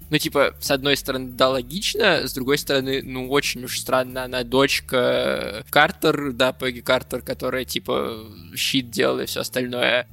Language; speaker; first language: Russian; native; Russian